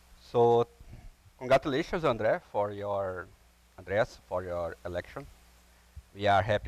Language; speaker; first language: English; non-native, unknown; Portuguese